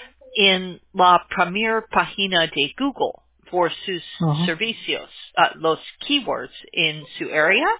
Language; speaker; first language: Spanish; non-native, learner; English